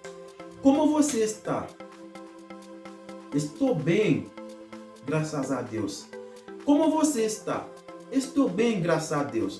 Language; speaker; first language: Portuguese; non-native, learner; Haitian Creole